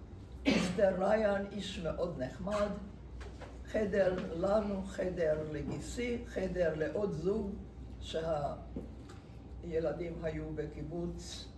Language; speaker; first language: Hebrew; non-native, fluent; Hungarian